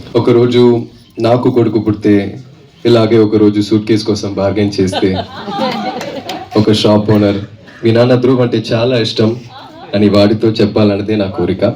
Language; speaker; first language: Telugu; non-native, local second language; Tamil